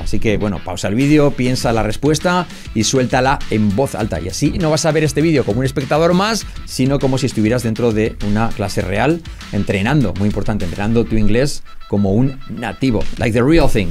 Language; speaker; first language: Spanish; native; Spanish